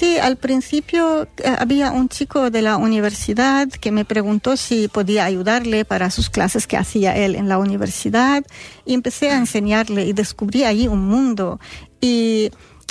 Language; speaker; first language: Spanish; non-native, fluent; Arabic